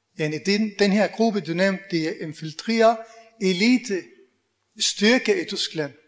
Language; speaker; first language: Danish; non-native, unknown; Arabic